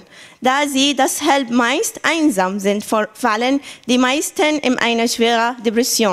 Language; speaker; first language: German; non-native, learner; Arabic